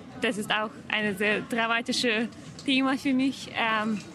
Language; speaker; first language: German; non-native, fluent; Ukrainian